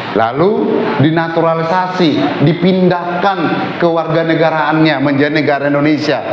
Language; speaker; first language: Indonesian; native; Indonesian